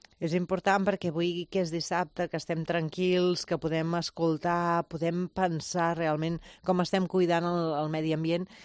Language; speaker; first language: Catalan; native; Catalan